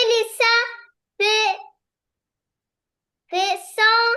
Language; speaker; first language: French; non-native, learner; Arabic